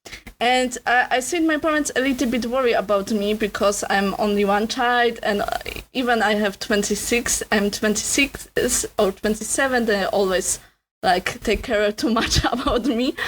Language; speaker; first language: English; non-native, learner; Polish